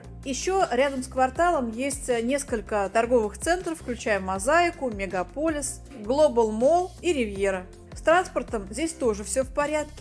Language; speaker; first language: Russian; native; Russian